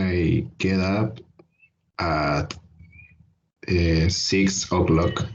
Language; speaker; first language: English; non-native, learner; Spanish